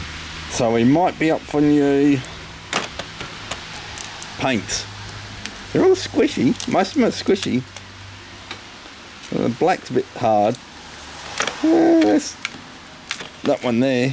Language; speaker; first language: English; native; English